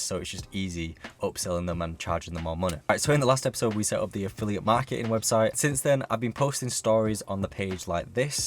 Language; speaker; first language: English; native; English